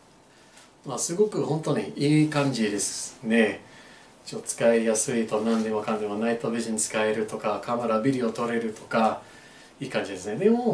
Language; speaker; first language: Japanese; non-native, learner; English